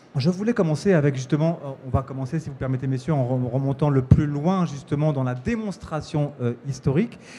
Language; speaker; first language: French; native; French